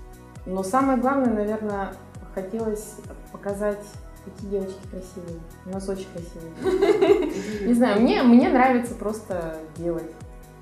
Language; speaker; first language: Russian; native; Russian